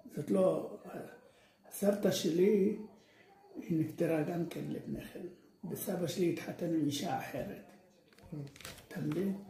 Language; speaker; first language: Hebrew; early bilingual, other home language; Arabic